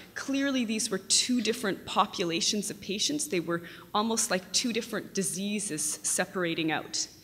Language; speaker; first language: English; native; English